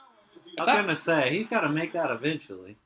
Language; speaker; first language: English; native; English